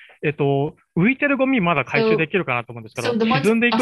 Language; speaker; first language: Japanese; native; Japanese